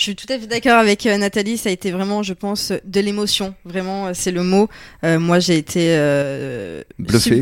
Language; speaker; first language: French; native; French